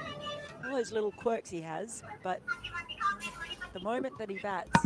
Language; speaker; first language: English; native; English